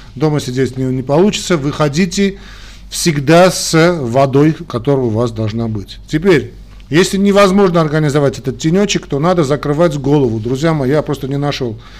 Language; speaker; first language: Russian; non-native, local second language; Armenian